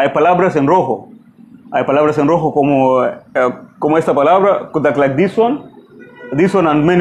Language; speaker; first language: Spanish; non-native, fluent; Swahili